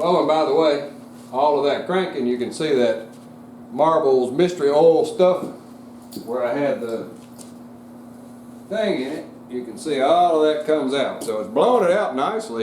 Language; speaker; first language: English; native; English